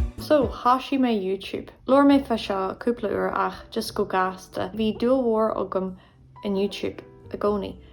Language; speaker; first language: Irish; non-native, local second language; English